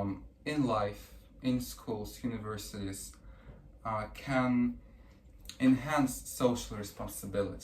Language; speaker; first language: English; early bilingual, other home language; Russian